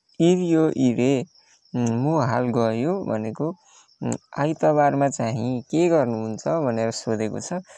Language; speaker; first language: Nepali; native; Nepali